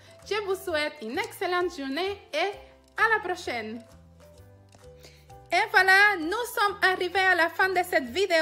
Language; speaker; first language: French; non-native, fluent; Spanish